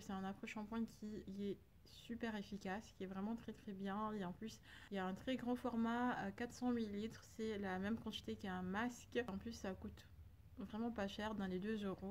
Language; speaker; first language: French; native; French